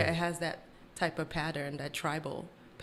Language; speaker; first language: English; native; English